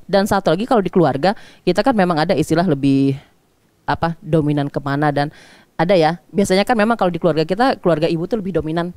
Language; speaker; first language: Indonesian; non-native, local second language; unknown